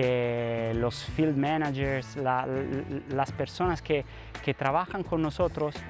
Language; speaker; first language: Spanish; non-native, fluent; Italian